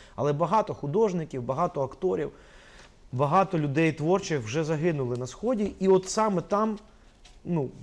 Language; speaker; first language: Ukrainian; non-native, local second language; Russian